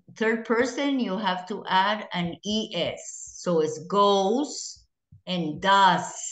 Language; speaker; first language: English; non-native, fluent; Spanish